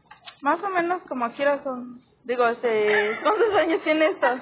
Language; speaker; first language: Spanish; native; Spanish